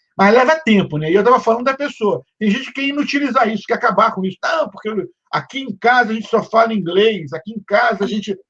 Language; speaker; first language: Portuguese; native; Portuguese